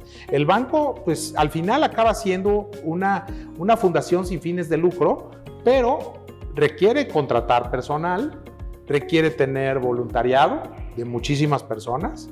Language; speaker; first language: Spanish; native; Spanish